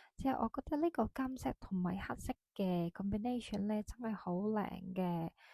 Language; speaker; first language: Cantonese; non-native, fluent; Japanese